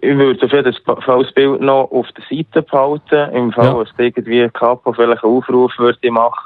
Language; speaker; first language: German; native; German